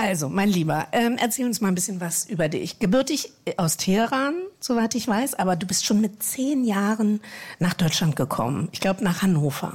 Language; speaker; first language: German; native; German